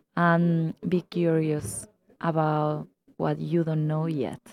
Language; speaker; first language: English; non-native, fluent; Spanish